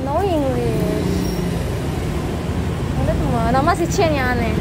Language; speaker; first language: Turkish; non-native, learner; Indonesian